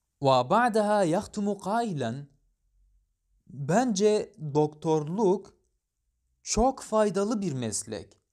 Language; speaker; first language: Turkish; non-native, fluent; Arabic